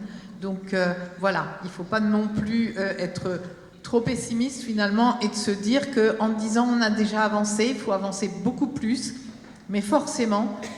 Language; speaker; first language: French; native; French